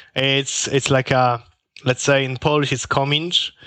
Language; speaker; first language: English; non-native, learner; Polish